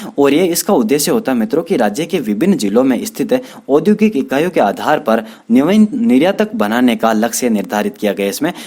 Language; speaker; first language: Hindi; native; Hindi